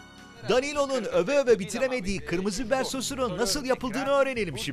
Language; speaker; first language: Turkish; native; Turkish